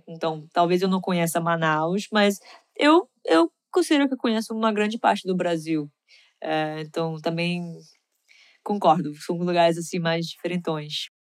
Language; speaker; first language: Portuguese; non-native, fluent; English